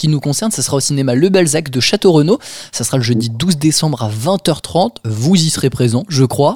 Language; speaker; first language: French; native; French